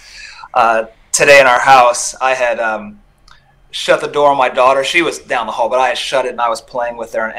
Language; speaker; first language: English; native; English